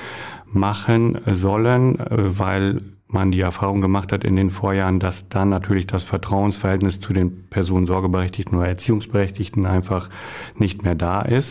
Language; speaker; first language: German; native; German